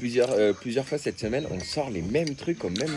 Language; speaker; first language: French; native; French